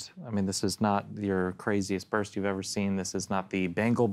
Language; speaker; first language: English; native; English